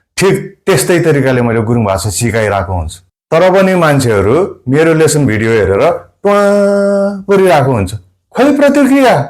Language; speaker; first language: Nepali; non-native, local second language; Gurung